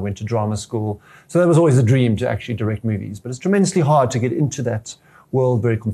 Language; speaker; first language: English; native; English